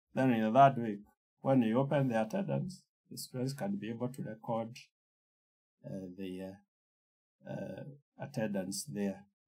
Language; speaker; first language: English; non-native, local second language; Kikuyu